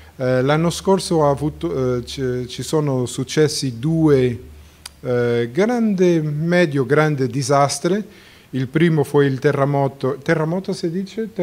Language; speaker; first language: Italian; non-native, fluent; Portuguese